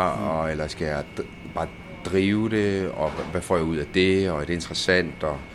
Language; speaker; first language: Danish; early bilingual, other home language; Italian